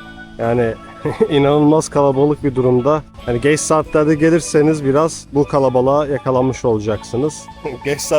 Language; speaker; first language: Turkish; native; Turkish